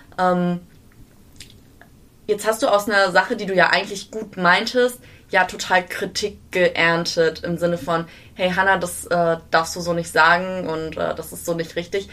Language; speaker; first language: German; native; German